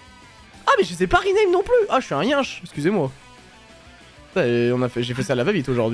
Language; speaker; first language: French; native; French